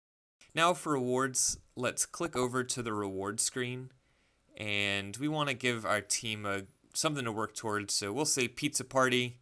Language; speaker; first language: English; native; English